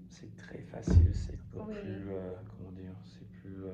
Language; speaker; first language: French; non-native, fluent; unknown